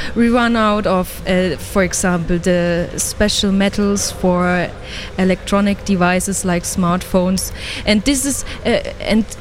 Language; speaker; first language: English; non-native, fluent; German